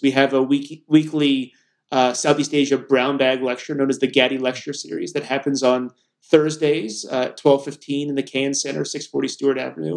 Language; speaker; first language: English; native; English